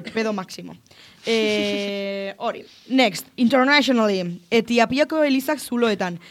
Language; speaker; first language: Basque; non-native, local second language; Spanish